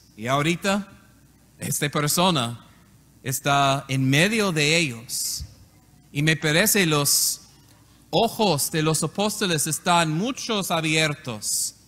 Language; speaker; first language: Spanish; non-native, learner; English